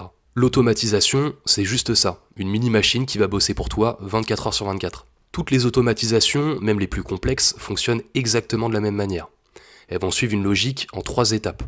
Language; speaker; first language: French; native; French